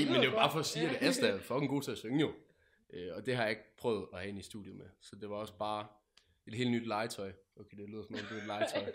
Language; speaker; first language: Danish; native; Danish